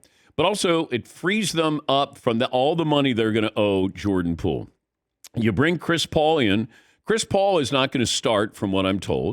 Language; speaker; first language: English; native; English